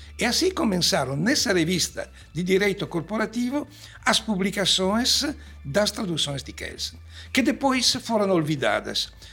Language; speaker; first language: Portuguese; non-native, fluent; Italian